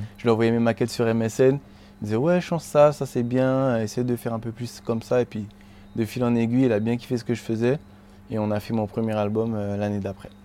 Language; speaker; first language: French; native; French